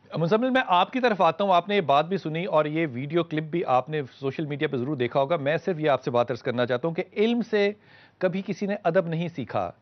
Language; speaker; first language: Urdu; native; Urdu